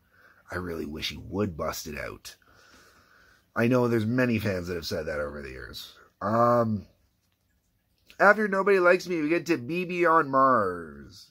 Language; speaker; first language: English; native; English